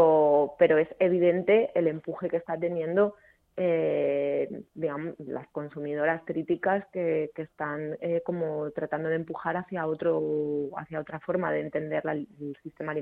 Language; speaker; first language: Spanish; native; Spanish